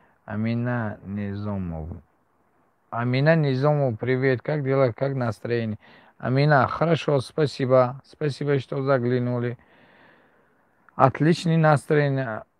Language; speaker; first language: Russian; non-native, learner; Tajik